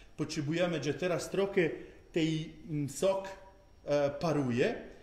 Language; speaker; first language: Polish; non-native, learner; Italian